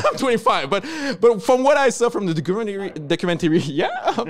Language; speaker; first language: English; non-native, fluent; French